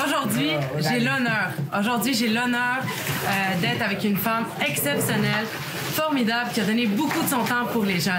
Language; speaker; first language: French; native; French